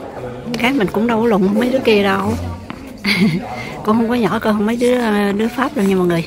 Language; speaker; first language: Vietnamese; native; Vietnamese